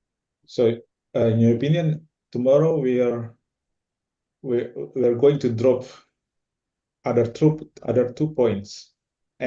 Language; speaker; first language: English; non-native, fluent; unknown